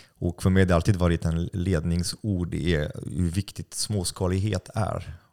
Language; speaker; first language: Swedish; non-native, fluent; French